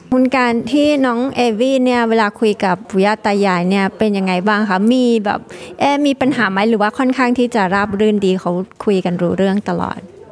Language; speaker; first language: Thai; native; Thai